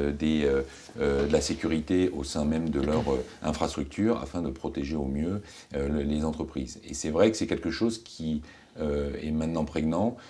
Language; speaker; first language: French; native; French